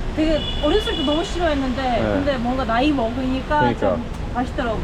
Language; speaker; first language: Korean; non-native, fluent; Ukrainian